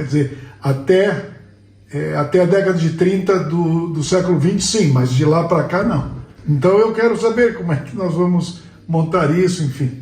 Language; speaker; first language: Portuguese; early bilingual, other home language; Spanish